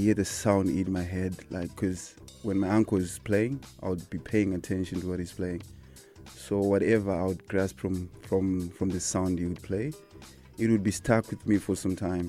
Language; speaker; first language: English; non-native, local second language; Shona